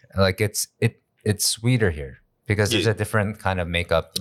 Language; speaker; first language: English; native; English